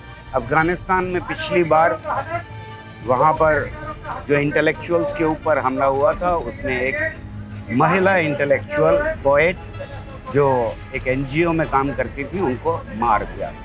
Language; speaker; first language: Hindi; native; Hindi